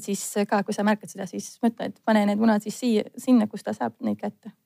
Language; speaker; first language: Estonian; non-native, fluent; Latvian